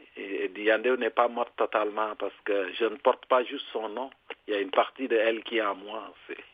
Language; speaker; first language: French; non-native, local second language; Serer